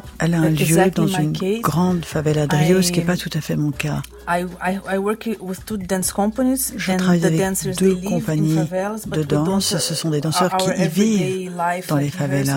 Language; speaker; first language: French; non-native, fluent; Portuguese